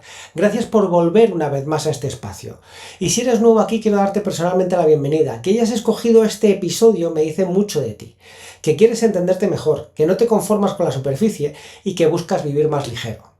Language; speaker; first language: Spanish; native; Spanish